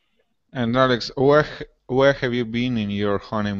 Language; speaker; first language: English; non-native, learner; Russian